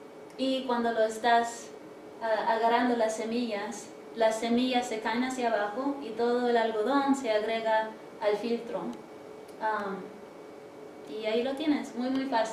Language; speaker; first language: Spanish; early bilingual, heritage; English